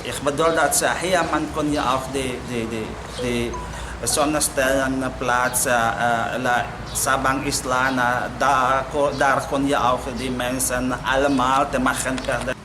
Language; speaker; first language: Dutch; non-native, learner; Indonesian